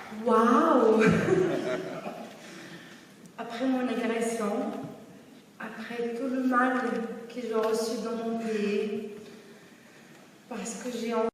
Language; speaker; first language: French; non-native, local second language; Arabic